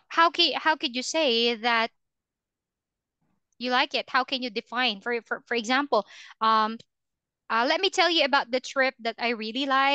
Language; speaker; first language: English; non-native, fluent; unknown